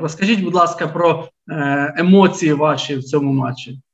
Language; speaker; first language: Ukrainian; native; Ukrainian